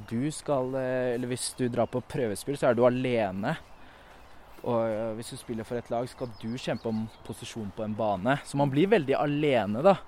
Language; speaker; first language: Norwegian; native; Norwegian